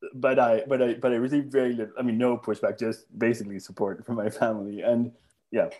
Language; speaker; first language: English; non-native, fluent; Spanish